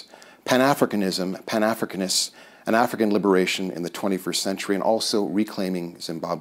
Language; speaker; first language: English; native; English